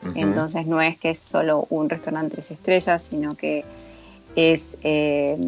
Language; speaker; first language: Spanish; native; Spanish